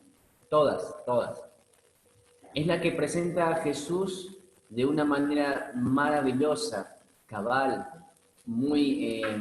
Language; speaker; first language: Spanish; native; Spanish